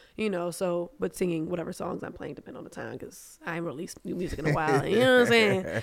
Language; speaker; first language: English; non-native, fluent; German